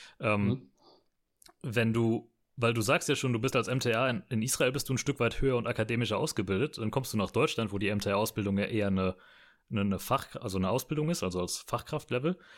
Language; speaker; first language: German; native; German